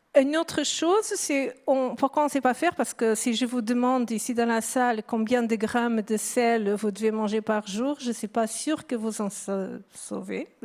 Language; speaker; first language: French; non-native, fluent; Portuguese